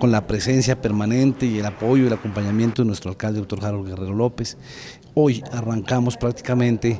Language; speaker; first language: Spanish; native; Spanish